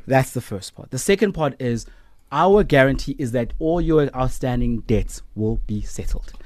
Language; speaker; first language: English; non-native, local second language; Zulu